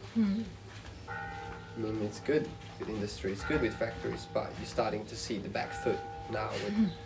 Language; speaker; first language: English; non-native, fluent; Swedish